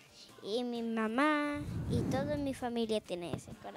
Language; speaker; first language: Spanish; early bilingual, heritage; Spanish